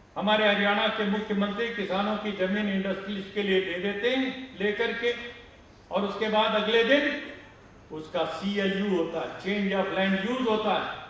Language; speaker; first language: Hindi; non-native, local second language; Telugu